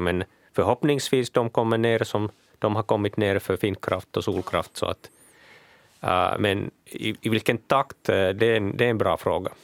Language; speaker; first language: Swedish; non-native, local second language; Finnish